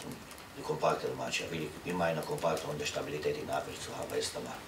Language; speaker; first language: German; non-native, learner; Romanian